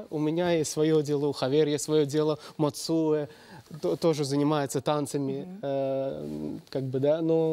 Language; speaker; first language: Russian; native; Russian